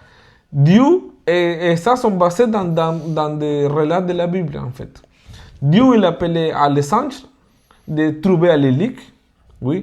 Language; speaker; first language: French; non-native, fluent; Spanish